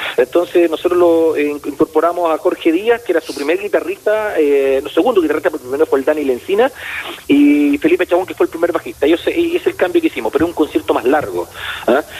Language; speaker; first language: Spanish; native; Spanish